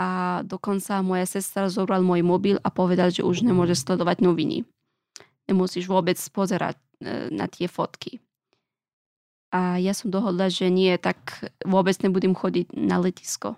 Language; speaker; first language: Slovak; non-native, learner; Pashto